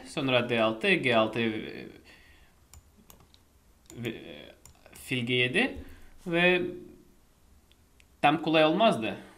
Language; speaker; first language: Turkish; non-native, fluent; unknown